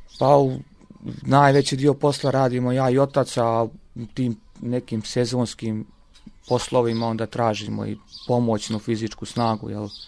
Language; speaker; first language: Serbian; native; Serbian